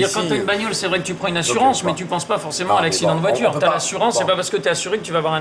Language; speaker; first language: French; native; French